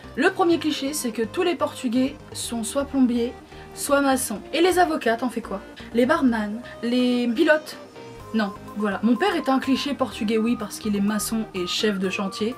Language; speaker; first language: French; early bilingual, other home language; Portuguese